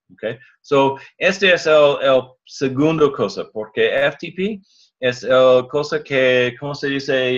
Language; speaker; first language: Spanish; non-native, learner; English